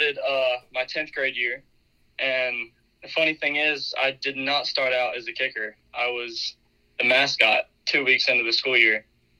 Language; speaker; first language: English; native; English